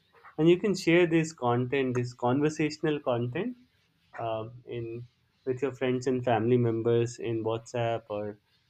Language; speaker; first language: English; non-native, local second language; Hindi